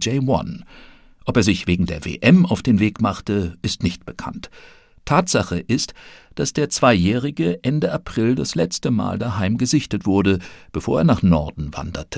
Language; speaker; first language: German; native; German